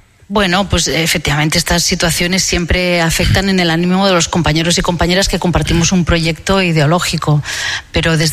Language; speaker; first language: Spanish; non-native, local second language; Catalan